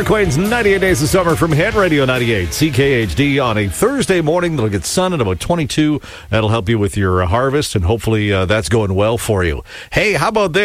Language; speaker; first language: English; native; English